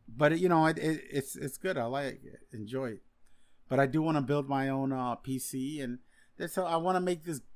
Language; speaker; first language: English; non-native, fluent; Spanish